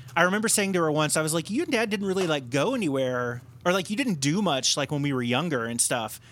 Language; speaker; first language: English; native; English